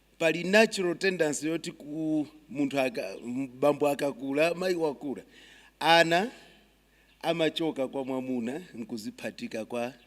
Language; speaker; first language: Nyanja; non-native, local second language; Tumbuka